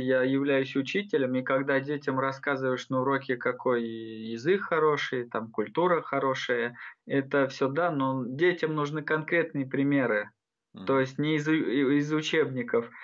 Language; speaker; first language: Russian; non-native, local second language; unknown